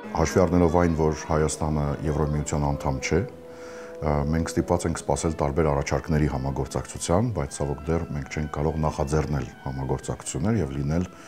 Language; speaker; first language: Armenian; native; Armenian